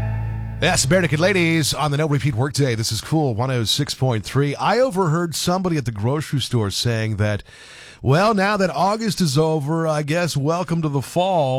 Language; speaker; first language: English; native; English